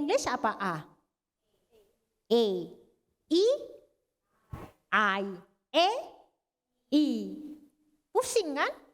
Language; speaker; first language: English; non-native, learner; Indonesian